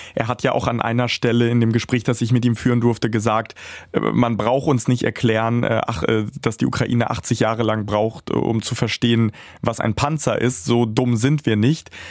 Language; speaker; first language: German; early bilingual, other home language; Russian